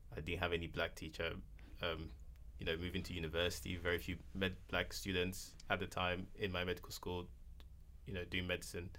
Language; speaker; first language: English; non-native, local second language; Yoruba